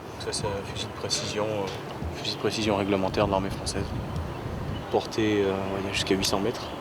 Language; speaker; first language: French; native; French